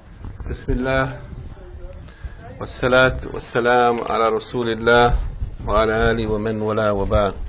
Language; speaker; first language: Arabic; non-native, fluent; English